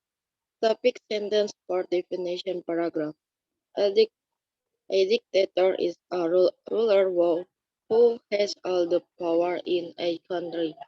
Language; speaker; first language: English; non-native, learner; Indonesian